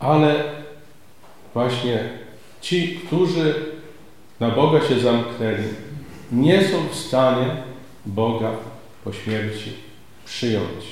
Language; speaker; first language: Polish; native; Polish